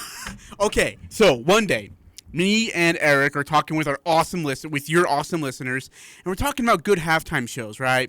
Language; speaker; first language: English; native; English